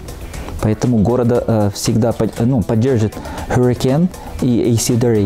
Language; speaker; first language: Russian; non-native, fluent; Portuguese